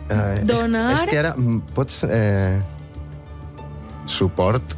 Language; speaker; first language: Catalan; non-native, local second language; Spanish